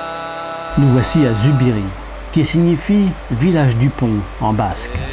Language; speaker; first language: French; native; French